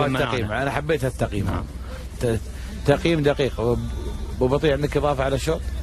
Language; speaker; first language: Arabic; native; Arabic